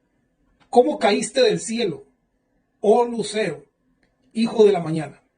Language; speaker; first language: Spanish; native; Spanish